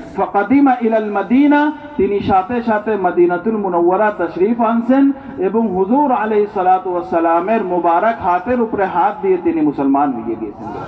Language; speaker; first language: Bangla; non-native, learner; Urdu